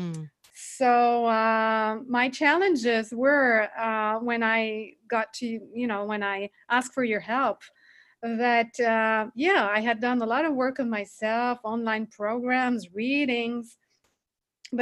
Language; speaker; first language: English; non-native, fluent; French